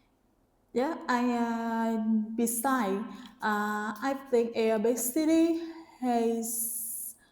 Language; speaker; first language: English; non-native, learner; Vietnamese